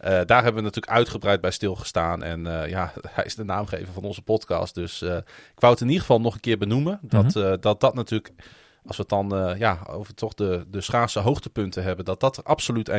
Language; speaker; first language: Dutch; native; Dutch